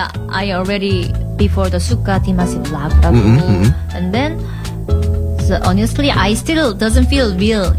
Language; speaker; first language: English; non-native, learner; Korean